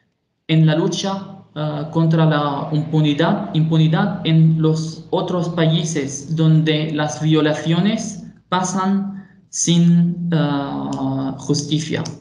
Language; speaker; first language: Spanish; non-native, fluent; Arabic